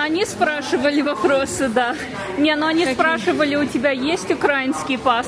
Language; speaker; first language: Russian; early bilingual, heritage; Russian